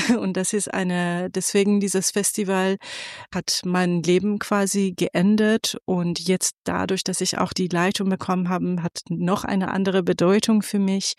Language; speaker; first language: German; non-native, fluent; Persian